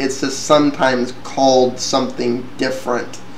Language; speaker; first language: English; native; English